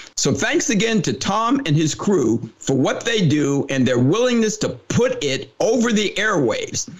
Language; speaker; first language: English; native; English